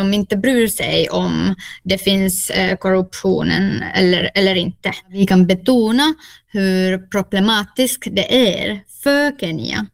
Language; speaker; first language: Swedish; non-native, local second language; Finnish